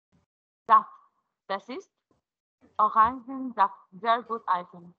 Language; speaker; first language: German; non-native, fluent; Arabic